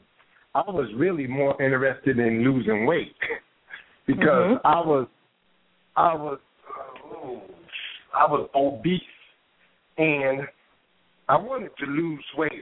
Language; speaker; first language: English; native; English